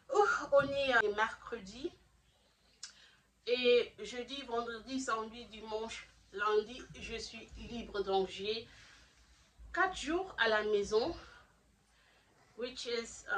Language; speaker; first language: French; non-native, local second language; Lingala